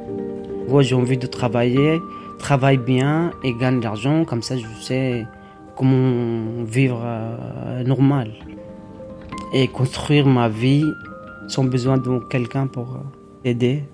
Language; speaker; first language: French; non-native, learner; Arabic